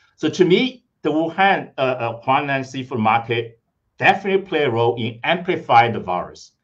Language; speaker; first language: English; non-native, fluent; Chinese